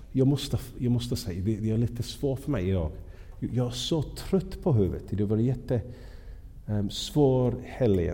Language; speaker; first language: Swedish; non-native, fluent; English